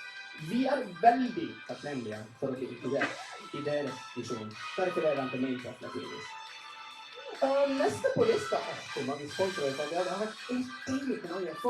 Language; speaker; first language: Norwegian; native; Norwegian